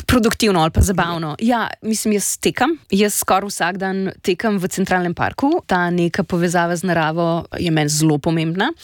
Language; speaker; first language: Slovenian; native; Slovenian